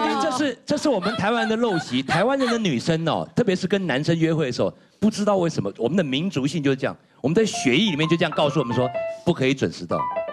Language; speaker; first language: Chinese; native; Chinese